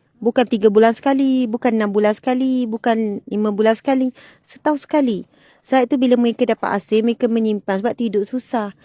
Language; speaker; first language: Malay; native; Malay